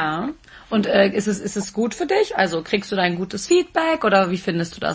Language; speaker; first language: German; native; German